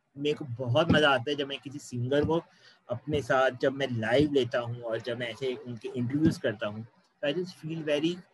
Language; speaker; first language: Hindi; native; Hindi